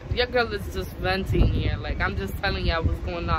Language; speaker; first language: English; native; English